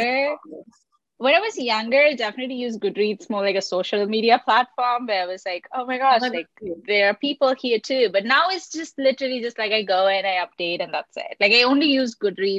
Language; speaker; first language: English; non-native, local second language; Sinhala